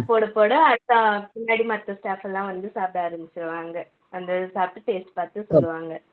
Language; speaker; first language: Tamil; native; Tamil